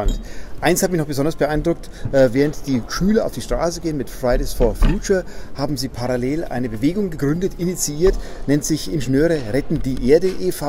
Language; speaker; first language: German; native; German